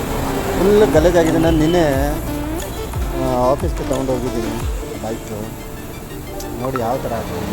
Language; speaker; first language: Kannada; non-native, learner; Hindi